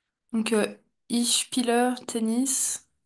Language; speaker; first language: German; non-native, learner; French